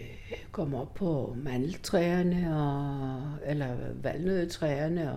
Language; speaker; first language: Danish; non-native, fluent; Greek